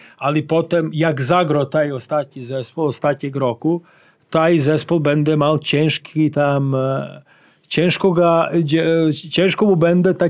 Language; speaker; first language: Polish; non-native, learner; Serbian